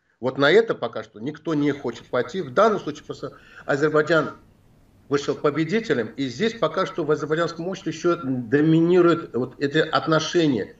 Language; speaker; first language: Russian; non-native, local second language; Azerbaijani